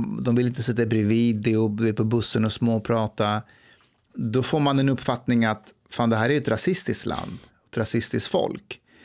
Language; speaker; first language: Swedish; early bilingual, other home language; Persian